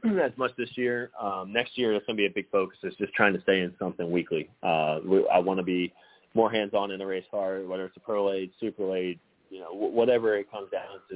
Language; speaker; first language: English; native; English